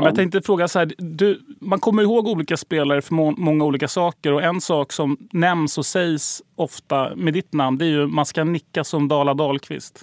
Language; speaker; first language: Swedish; native; Swedish